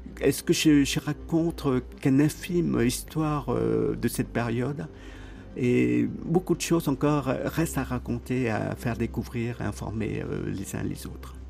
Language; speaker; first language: French; early bilingual, other home language; Khmer